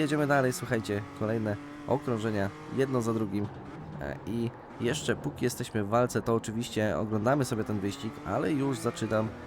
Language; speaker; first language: Polish; native; Polish